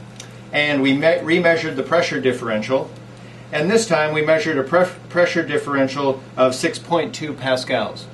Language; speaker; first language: English; native; English